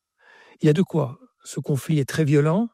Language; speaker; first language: French; native; French